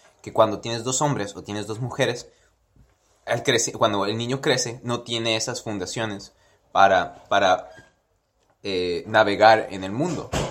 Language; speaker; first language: Spanish; early bilingual, heritage; Spanish